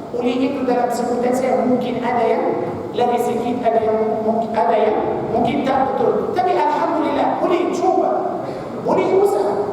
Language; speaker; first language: Malay; non-native, fluent; Arabic